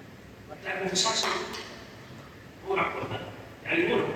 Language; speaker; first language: Arabic; native; Arabic